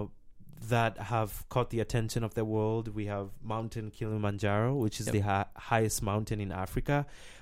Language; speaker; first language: English; non-native, local second language; Swahili